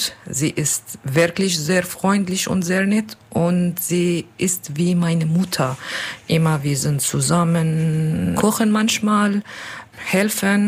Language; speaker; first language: German; non-native, learner; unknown